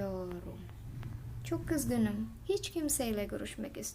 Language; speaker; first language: Turkish; non-native, fluent; Indonesian